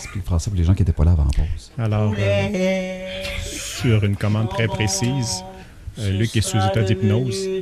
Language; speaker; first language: French; native; French